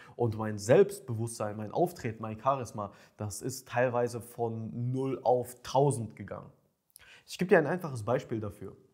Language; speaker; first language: German; early bilingual, other home language; Ukrainian